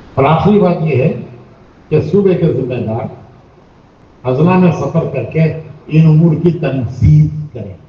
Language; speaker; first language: Urdu; native; Urdu